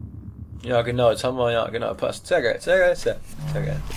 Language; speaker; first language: German; native; German